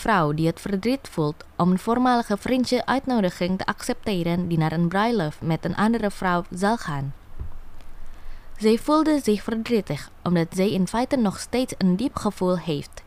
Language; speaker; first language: Dutch; non-native, fluent; Indonesian